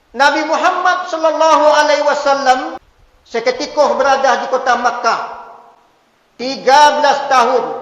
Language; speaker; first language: Malay; non-native, local second language; Minangkabau